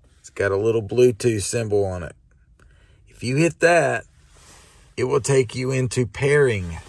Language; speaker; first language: English; native; English